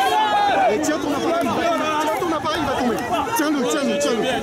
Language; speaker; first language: French; native; French